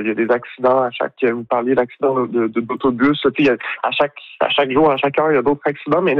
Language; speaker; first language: French; native; French